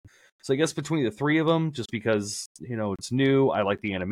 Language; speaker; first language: English; native; English